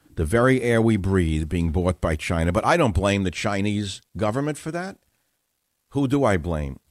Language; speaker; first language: English; native; English